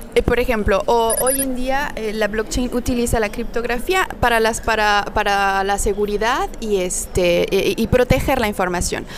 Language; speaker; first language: Spanish; native; Spanish